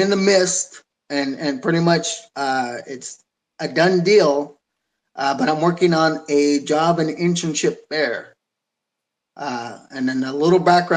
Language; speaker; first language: English; native; English